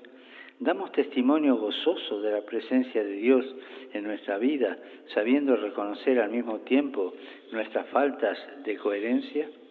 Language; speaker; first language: Spanish; native; Spanish